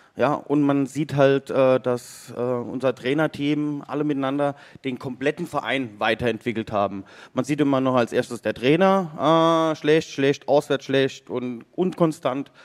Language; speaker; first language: German; native; German